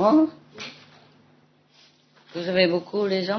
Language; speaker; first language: French; non-native, learner; Vietnamese